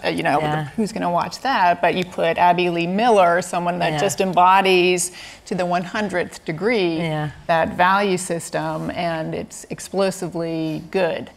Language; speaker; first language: English; native; English